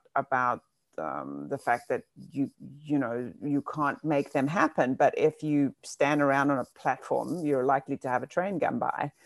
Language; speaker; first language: English; native; English